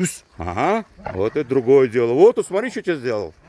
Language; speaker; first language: Russian; native; Russian